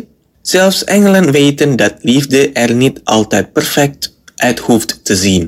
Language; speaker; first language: Dutch; non-native, fluent; Indonesian